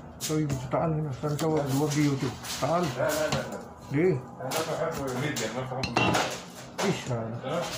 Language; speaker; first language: Arabic; non-native, learner; Filipino